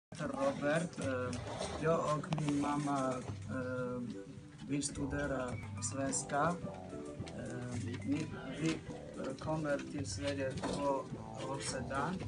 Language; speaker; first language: Swedish; non-native, learner; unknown